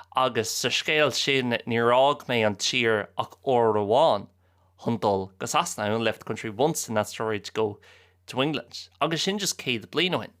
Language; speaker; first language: Irish; native; Irish